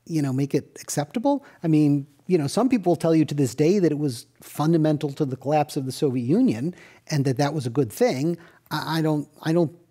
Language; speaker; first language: English; native; English